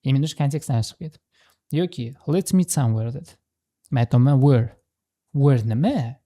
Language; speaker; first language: English; non-native, fluent; Uzbek